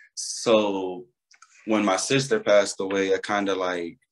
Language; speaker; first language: English; native; English